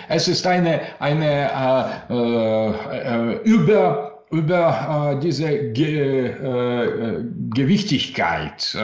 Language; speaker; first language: German; non-native, learner; Russian